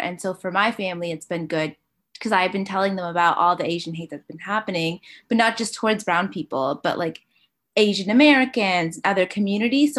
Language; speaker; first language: English; native; English